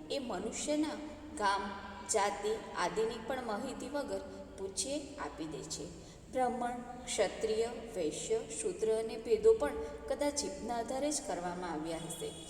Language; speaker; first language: Gujarati; native; Gujarati